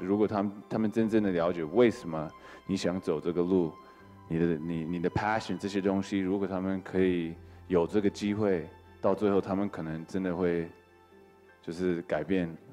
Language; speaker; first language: Chinese; early bilingual, heritage; English